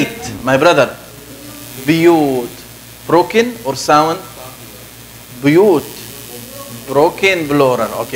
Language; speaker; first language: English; non-native, fluent; Arabic